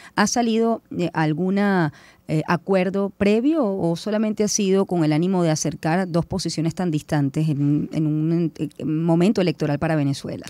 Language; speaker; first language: Spanish; native; Spanish